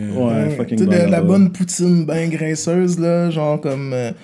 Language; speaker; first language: French; native; French